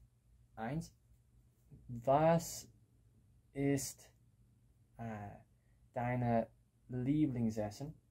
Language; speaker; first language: German; non-native, learner; English